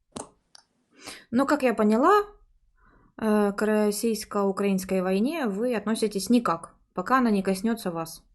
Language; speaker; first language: Russian; native; Russian